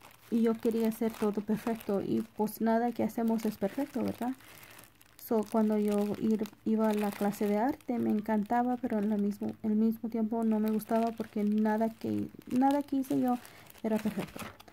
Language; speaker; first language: Spanish; early bilingual, other home language; English